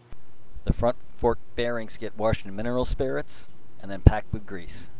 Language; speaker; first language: English; native; English